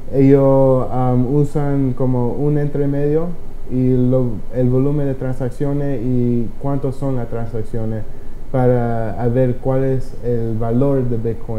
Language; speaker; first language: Spanish; early bilingual, heritage; Spanish